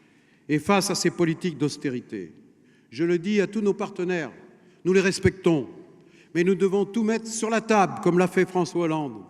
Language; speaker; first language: French; native; French